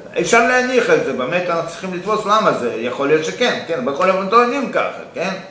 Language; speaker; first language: Hebrew; non-native, fluent; Russian